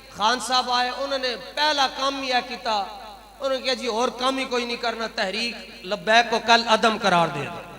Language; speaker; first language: Urdu; non-native, local second language; Punjabi